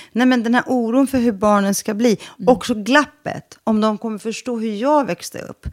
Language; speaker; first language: Swedish; early bilingual, other home language; Greek